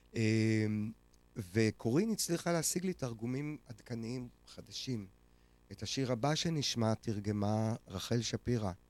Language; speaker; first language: Hebrew; native; Hebrew